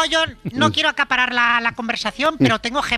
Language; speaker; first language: Spanish; native; Spanish